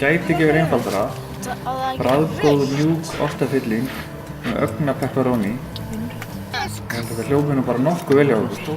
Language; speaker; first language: Icelandic; native; Icelandic